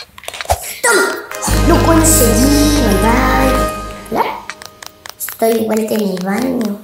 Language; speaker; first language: Spanish; native; Spanish